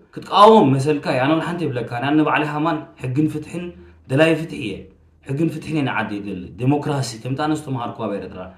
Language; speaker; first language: Tigrinya; early bilingual, heritage; Tigrinya